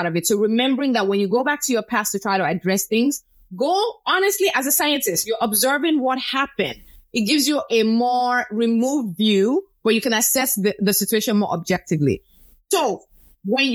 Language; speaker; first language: English; non-native, local second language; Yoruba